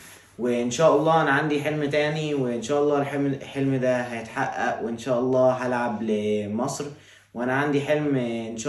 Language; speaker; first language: Arabic; early bilingual, heritage; Arabic